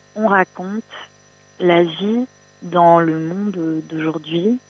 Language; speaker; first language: French; native; French